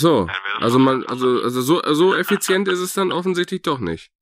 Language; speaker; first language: German; native; German